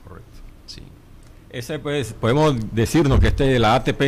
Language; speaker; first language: Spanish; native; Spanish